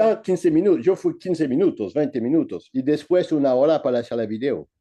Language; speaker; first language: Spanish; non-native, learner; French